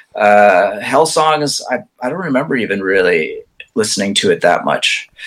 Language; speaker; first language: English; native; English